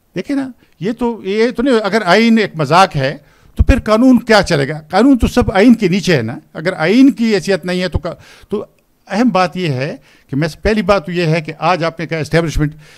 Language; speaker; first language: Urdu; non-native, local second language; Pashto